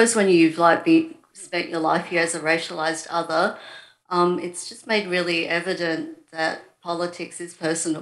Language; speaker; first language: English; native; English